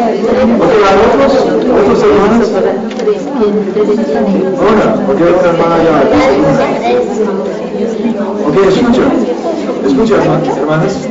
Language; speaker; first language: Spanish; non-native, learner; English